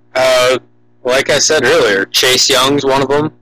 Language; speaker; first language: English; native; English